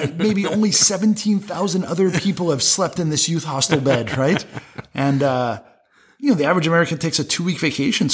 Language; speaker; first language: English; native; English